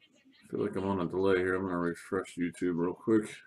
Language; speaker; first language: English; native; English